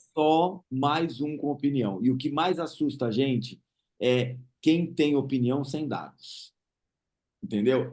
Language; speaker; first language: Portuguese; native; Portuguese